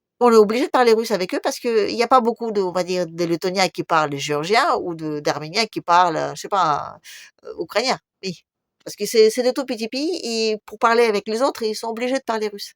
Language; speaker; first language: French; non-native, fluent; Russian